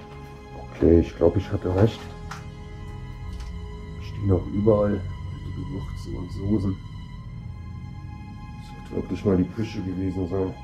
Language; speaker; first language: German; native; German